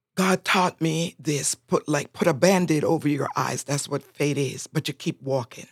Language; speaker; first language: English; non-native, fluent; Spanish